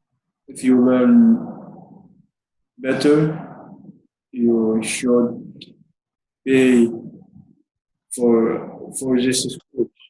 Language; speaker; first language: English; non-native, learner; Arabic